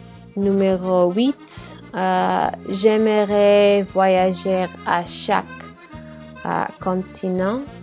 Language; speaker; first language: French; non-native, learner; Arabic